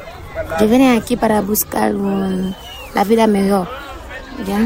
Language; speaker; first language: Spanish; non-native, learner; Haitian Creole